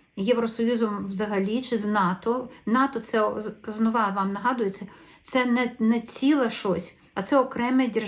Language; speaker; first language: Ukrainian; native; Ukrainian